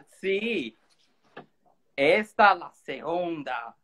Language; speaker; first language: Spanish; non-native, learner; Portuguese